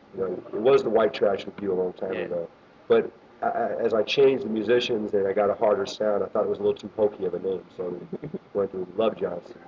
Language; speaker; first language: English; native; English